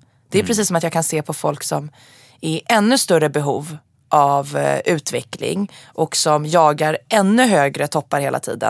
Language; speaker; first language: Swedish; native; Swedish